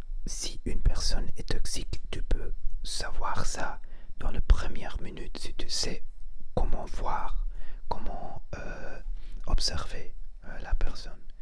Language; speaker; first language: French; non-native, learner; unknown